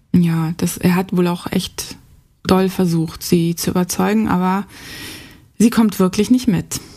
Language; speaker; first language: German; native; German